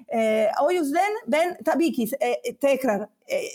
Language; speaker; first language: Turkish; non-native, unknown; Italian